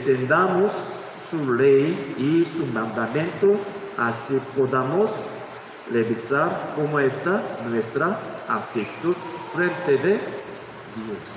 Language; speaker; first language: Spanish; non-native, learner; Korean